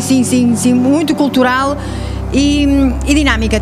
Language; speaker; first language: Spanish; non-native, learner; Portuguese